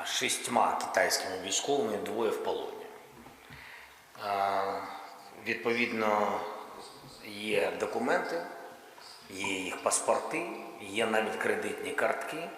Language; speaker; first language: Ukrainian; non-native, local second language; Russian